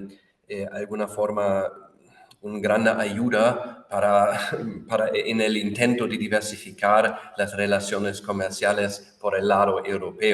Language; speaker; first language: Spanish; non-native, fluent; German